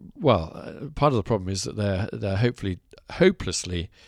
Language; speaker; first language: English; native; English